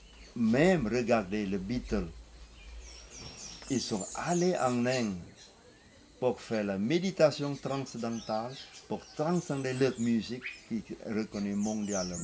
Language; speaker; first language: French; non-native, fluent; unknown